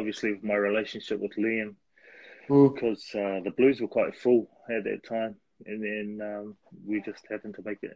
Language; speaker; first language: English; native; English